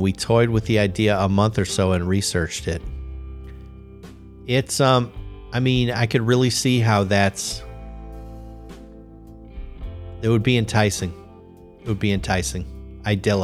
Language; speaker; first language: English; native; English